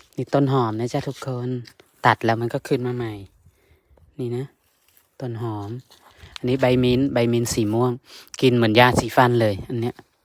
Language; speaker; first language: Thai; native; Thai